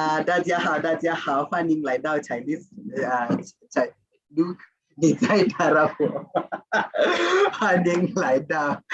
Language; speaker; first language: Chinese; non-native, fluent; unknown